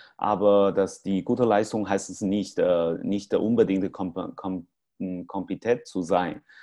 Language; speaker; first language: German; non-native, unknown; Chinese